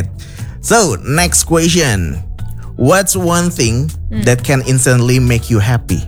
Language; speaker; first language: English; non-native, learner; Indonesian